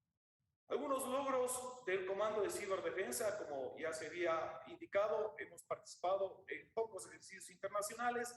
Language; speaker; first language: Spanish; native; Spanish